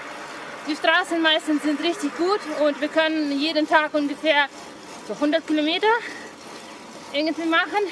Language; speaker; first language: German; non-native, fluent; Russian